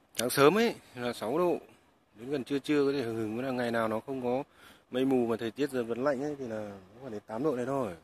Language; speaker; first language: Vietnamese; non-native, local second language; Tày